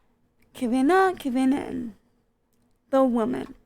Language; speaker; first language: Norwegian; non-native, learner; English